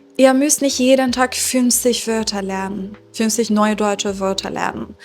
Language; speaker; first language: German; non-native, fluent; Persian